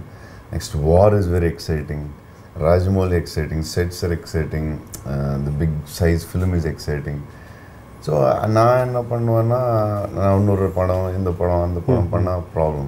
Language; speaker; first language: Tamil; non-native, learner; Telugu